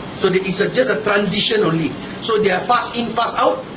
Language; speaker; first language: English; non-native, local second language; Malay